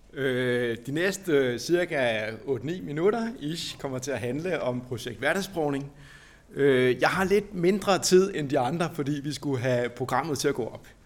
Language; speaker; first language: Danish; native; Danish